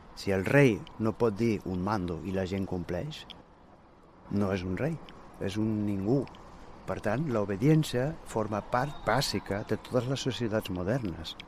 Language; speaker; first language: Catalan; non-native, fluent; German